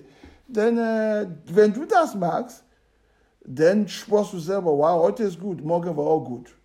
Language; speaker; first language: German; non-native, learner; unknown